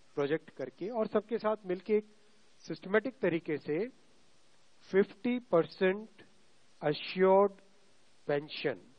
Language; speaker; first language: Hindi; native; Hindi